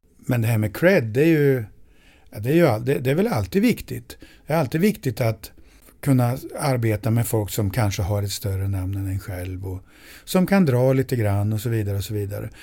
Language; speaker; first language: Swedish; native; Swedish